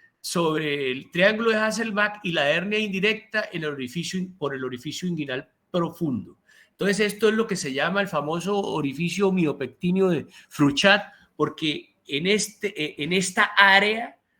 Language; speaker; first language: Spanish; native; Spanish